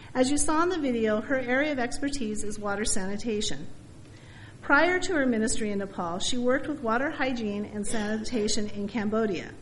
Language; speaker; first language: English; native; English